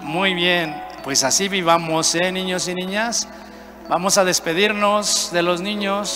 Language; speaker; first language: Spanish; native; Spanish